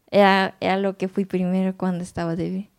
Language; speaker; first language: Spanish; non-native, learner; Japanese